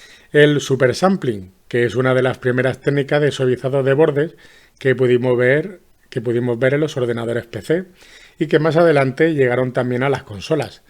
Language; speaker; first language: Spanish; native; Spanish